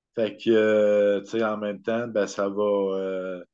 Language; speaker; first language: French; native; French